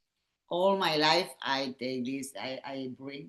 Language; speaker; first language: English; non-native, learner; Catalan